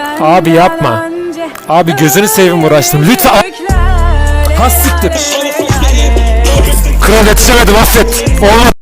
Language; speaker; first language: Turkish; native; Turkish